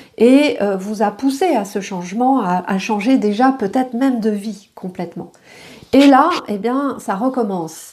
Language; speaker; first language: French; native; French